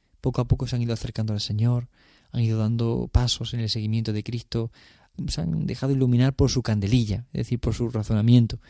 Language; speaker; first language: Spanish; native; Spanish